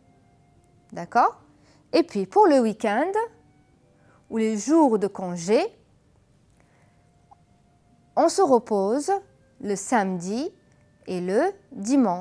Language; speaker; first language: French; non-native, fluent; Arabic